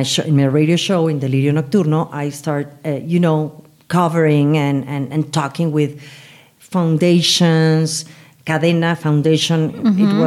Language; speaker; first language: English; non-native, learner; Spanish